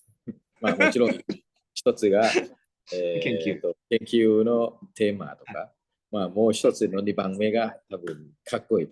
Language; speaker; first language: Japanese; non-native, fluent; Thai